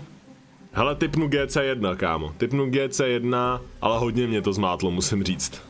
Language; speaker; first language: Czech; native; Czech